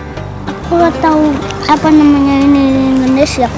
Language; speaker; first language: Indonesian; early bilingual, heritage; Spanish